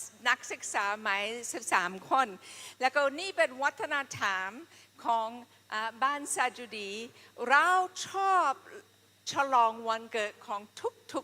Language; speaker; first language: Thai; non-native, fluent; English